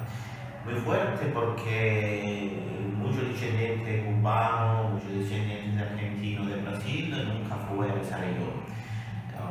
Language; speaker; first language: Spanish; non-native, learner; Italian